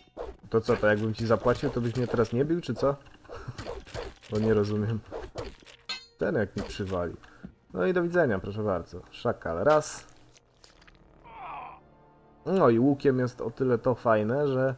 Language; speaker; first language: Polish; native; Polish